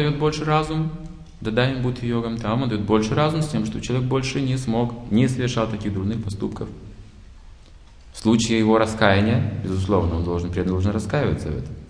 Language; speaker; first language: Russian; native; Russian